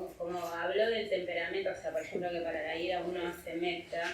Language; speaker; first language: Spanish; native; Spanish